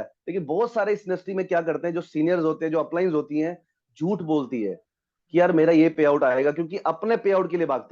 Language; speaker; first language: Hindi; native; Hindi